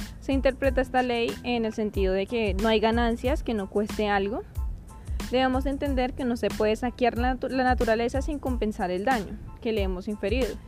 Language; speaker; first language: Spanish; native; Spanish